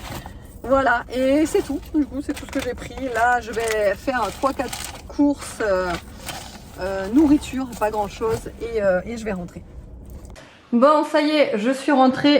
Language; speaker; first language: French; native; French